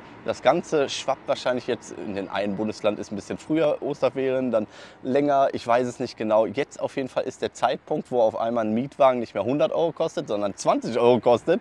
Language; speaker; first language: German; native; German